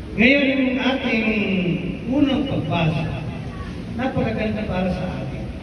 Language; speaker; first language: Filipino; non-native, local second language; Waray